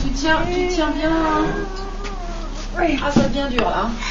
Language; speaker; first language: French; native; French